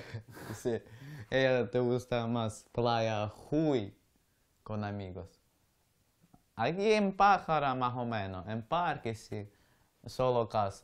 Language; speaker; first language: Spanish; non-native, learner; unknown